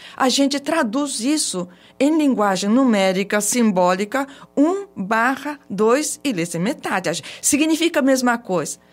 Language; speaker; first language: Portuguese; early bilingual, other home language; Japanese